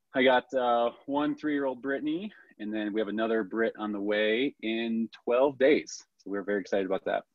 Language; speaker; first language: English; native; English